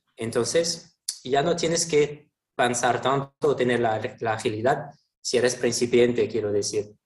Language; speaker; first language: Spanish; non-native, fluent; French